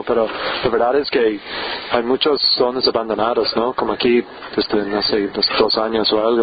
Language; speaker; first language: Spanish; non-native, learner; English